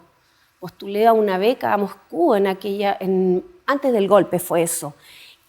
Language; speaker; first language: Spanish; native; Spanish